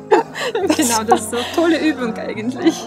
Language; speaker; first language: German; non-native, fluent; Russian